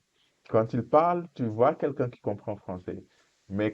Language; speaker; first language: French; non-native, fluent; Portuguese